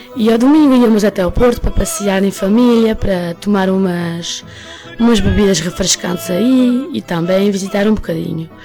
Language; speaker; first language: Portuguese; early bilingual, heritage; Portuguese